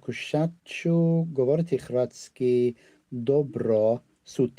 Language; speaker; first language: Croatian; non-native, learner; English